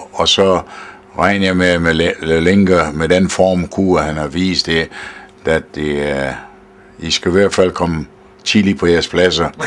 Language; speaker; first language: Danish; non-native, fluent; English